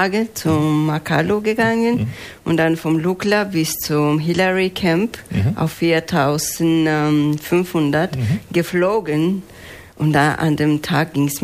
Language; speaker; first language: German; non-native, fluent; Spanish